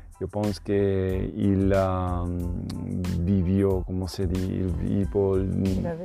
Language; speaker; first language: French; non-native, learner; Spanish